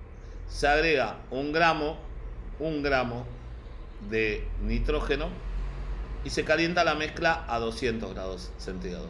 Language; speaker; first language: Spanish; native; Spanish